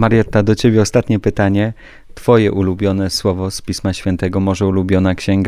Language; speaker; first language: Polish; native; Polish